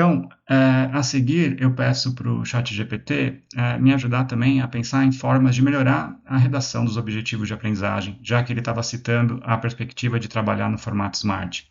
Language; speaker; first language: Portuguese; native; Portuguese